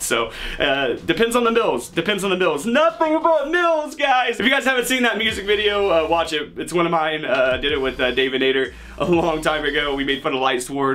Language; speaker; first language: English; native; English